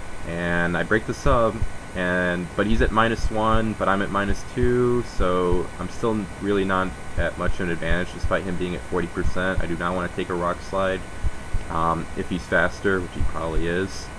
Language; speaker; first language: English; native; English